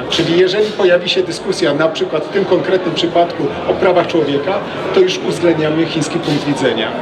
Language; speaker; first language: Polish; native; Polish